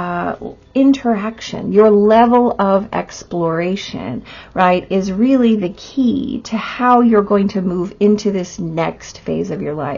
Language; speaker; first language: English; native; English